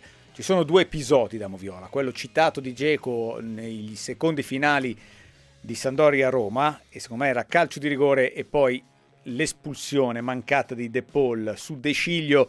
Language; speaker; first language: Italian; native; Italian